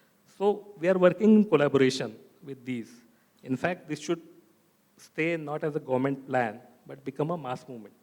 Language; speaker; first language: English; non-native, local second language; Marathi